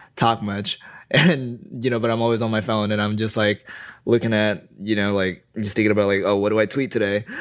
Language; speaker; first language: English; non-native, fluent; Indonesian